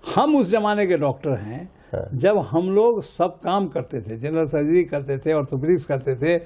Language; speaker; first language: Hindi; native; Hindi